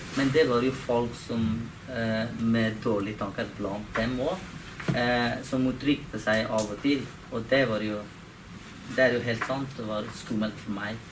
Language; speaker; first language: Norwegian; non-native, fluent; Persian